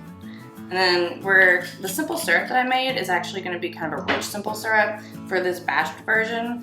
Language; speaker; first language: English; native; English